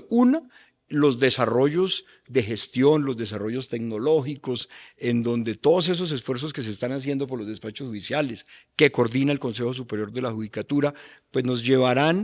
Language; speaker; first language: Spanish; native; Spanish